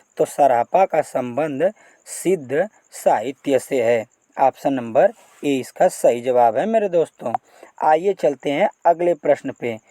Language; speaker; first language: Hindi; native; Hindi